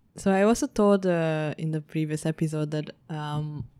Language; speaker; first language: English; early bilingual, heritage; Hungarian